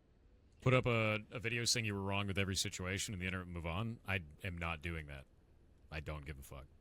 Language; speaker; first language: English; native; English